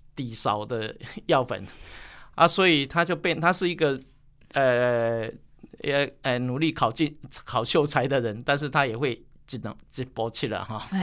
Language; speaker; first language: Chinese; native; Chinese